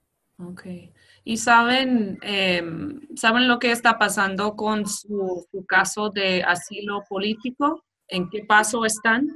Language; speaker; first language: Spanish; non-native, fluent; English